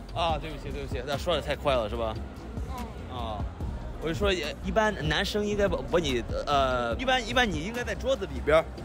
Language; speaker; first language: Chinese; early bilingual, heritage; Chinese